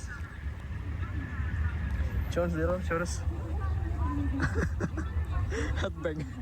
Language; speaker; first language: Russian; non-native, learner; Indonesian